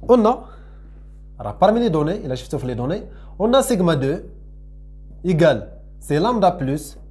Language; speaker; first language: French; non-native, local second language; Arabic